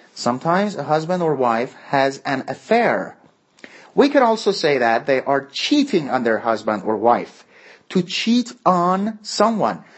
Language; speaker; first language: English; non-native, fluent; Persian